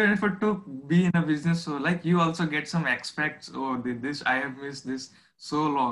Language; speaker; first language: English; non-native, local second language; Hindi